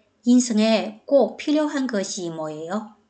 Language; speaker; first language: Korean; non-native, fluent; Chinese